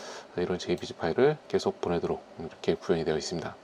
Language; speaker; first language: Korean; native; Korean